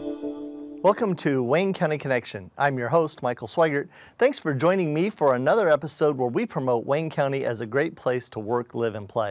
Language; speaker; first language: English; native; English